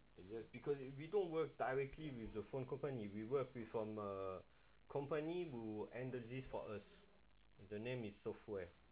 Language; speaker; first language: English; non-native, learner; French